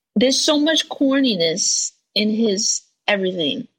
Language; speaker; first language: English; native; English